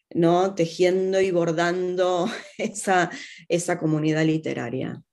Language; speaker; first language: Spanish; native; Spanish